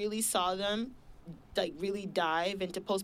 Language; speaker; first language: English; native; English